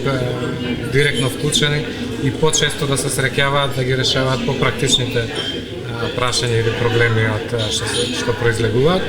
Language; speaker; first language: Macedonian; native; Macedonian